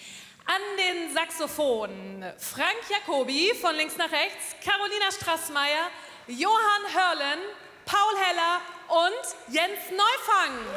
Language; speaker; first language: German; native; German